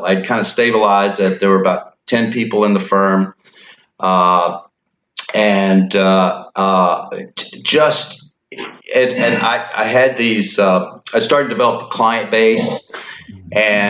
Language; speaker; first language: English; native; English